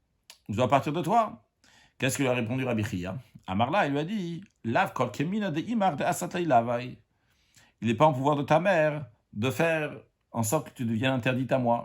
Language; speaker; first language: French; native; French